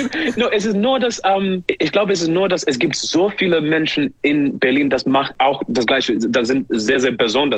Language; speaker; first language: German; non-native, learner; English